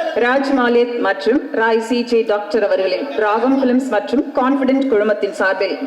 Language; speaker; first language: Tamil; native; Tamil